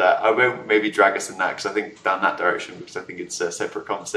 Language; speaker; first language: English; native; English